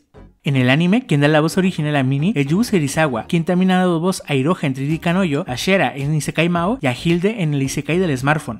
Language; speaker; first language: Spanish; native; Spanish